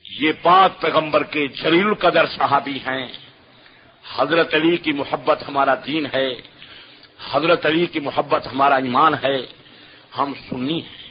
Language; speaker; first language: Urdu; non-native, local second language; Saraiki